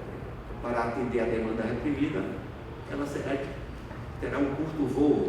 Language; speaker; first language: Portuguese; native; Portuguese